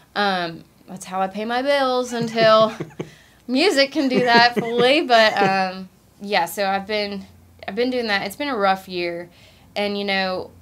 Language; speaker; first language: English; native; English